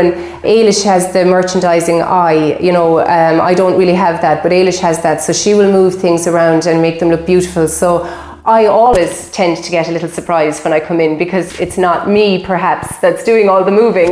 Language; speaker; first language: English; native; English